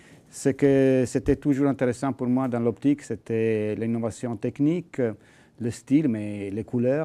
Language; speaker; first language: French; non-native, fluent; Italian